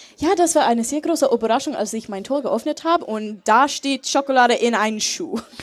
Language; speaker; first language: German; non-native, learner; English